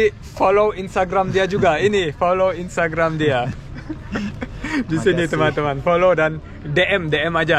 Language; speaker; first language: Indonesian; early bilingual, heritage; Indonesian